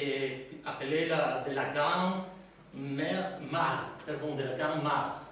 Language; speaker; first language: French; non-native, learner; Spanish